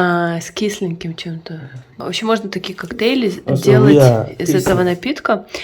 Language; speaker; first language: Russian; non-native, fluent; Ukrainian